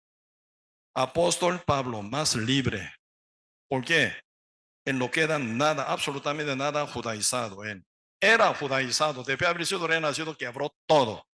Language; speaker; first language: Spanish; non-native, learner; Korean